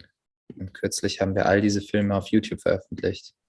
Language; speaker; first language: German; native; German